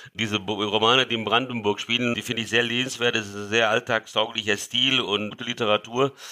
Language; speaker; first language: German; early bilingual, other home language; Hungarian